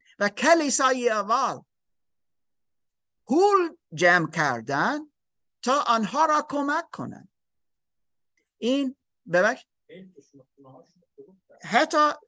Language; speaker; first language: Persian; non-native, learner; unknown